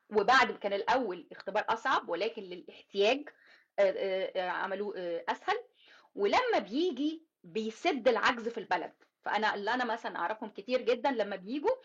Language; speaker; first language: Arabic; native; Arabic